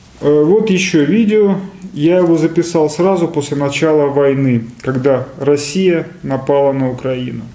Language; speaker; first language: Russian; native; Russian